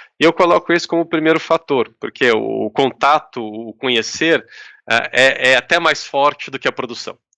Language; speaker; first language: Portuguese; native; Portuguese